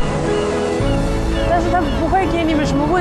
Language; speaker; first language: Chinese; non-native, fluent; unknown